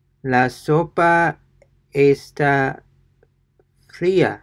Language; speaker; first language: Spanish; non-native, fluent; English